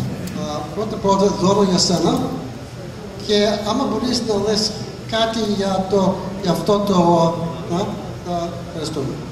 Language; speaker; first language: Greek; non-native, learner; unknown